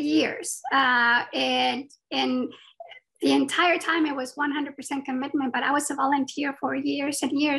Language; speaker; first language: English; non-native, fluent; Spanish